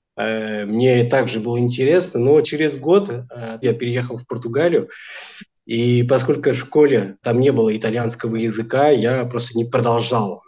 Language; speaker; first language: Russian; non-native, fluent; Portuguese